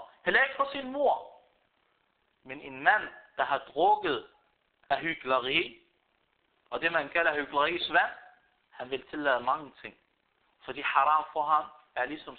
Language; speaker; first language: Danish; early bilingual, other home language; Arabic